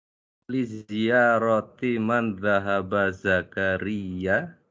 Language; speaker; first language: Arabic; non-native, learner; Indonesian